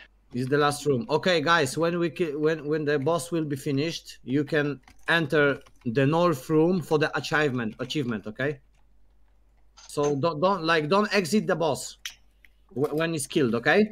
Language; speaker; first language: English; non-native, learner; Polish